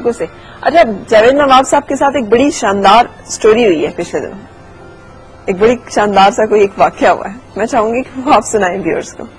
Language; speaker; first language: Urdu; native; Urdu